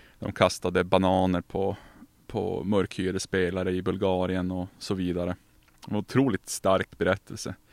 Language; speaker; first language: Swedish; native; Swedish